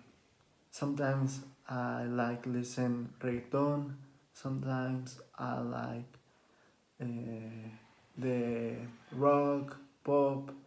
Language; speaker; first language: English; non-native, learner; Spanish